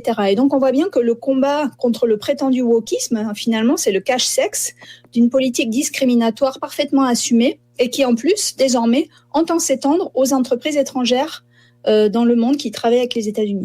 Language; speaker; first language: French; native; French